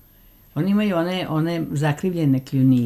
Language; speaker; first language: Croatian; native; Croatian